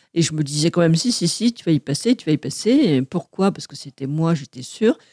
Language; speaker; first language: French; native; French